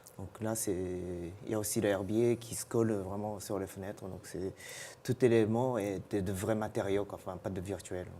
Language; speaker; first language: French; non-native, fluent; Japanese